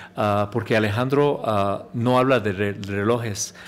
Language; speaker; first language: Spanish; early bilingual, heritage; Spanish